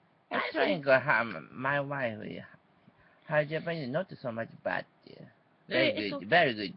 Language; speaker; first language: English; non-native, learner; Japanese